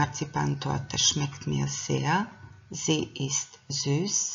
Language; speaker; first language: German; non-native, fluent; Croatian